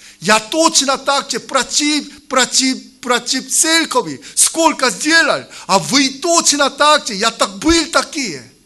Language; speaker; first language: Russian; non-native, learner; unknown